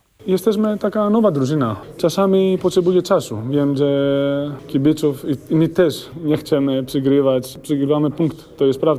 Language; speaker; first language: Polish; non-native, learner; Greek